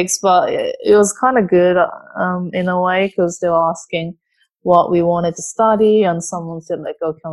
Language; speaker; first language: English; non-native, fluent; Japanese